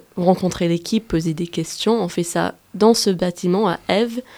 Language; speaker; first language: French; non-native, fluent; English